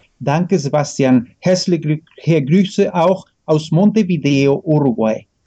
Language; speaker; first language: German; non-native, fluent; Spanish